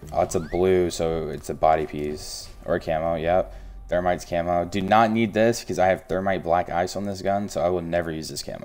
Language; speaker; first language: English; native; English